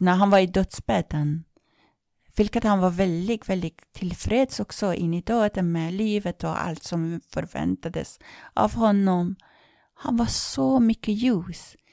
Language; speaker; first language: Swedish; non-native, fluent; Persian